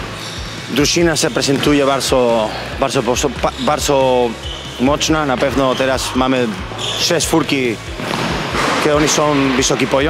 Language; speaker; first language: Polish; non-native, learner; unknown